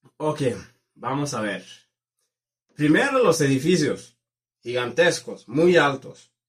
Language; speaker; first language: Spanish; non-native, fluent; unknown